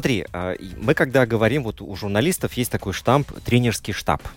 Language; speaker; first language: Russian; native; Russian